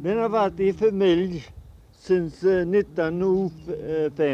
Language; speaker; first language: Swedish; early bilingual, heritage; Swedish